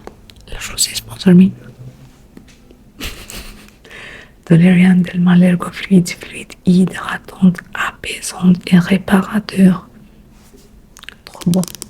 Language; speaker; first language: French; non-native, learner; Spanish